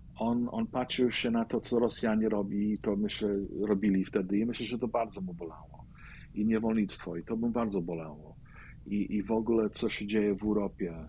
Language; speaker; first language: Polish; early bilingual, heritage; Polish